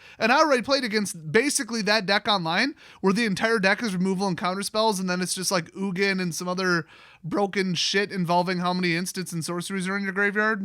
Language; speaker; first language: English; native; English